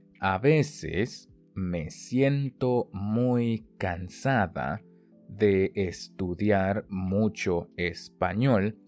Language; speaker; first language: Spanish; non-native, fluent; Chinese